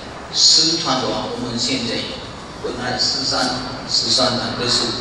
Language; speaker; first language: Chinese; non-native, learner; Korean